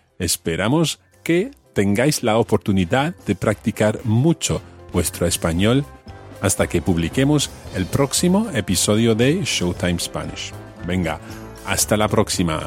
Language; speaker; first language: Spanish; non-native, fluent; English